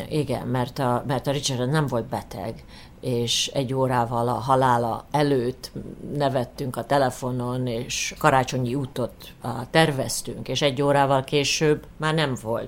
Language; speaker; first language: Hungarian; early bilingual, heritage; Hungarian